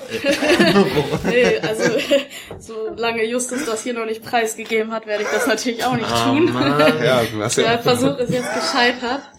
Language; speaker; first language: German; native; German